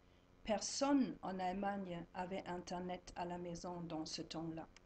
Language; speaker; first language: French; non-native, fluent; German